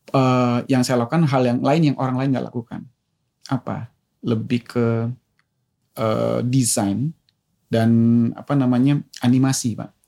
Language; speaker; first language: Indonesian; native; Indonesian